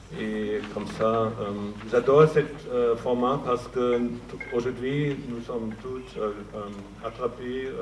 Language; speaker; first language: French; non-native, fluent; German